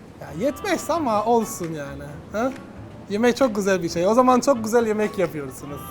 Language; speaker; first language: Turkish; non-native, learner; Italian